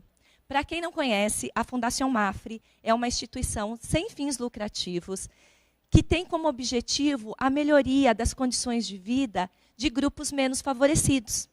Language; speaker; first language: Portuguese; native; Portuguese